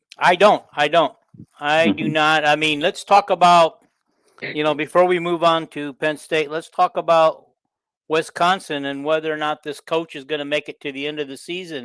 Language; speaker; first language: English; native; English